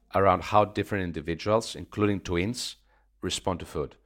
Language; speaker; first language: English; non-native, fluent; Greek